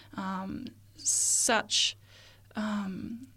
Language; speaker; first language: English; native; English